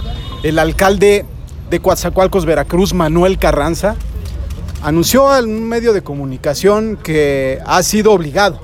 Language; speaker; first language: Spanish; native; Spanish